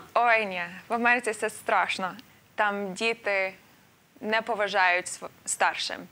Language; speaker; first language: Ukrainian; non-native, fluent; English